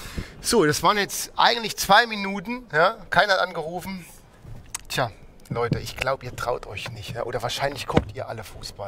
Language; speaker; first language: German; native; German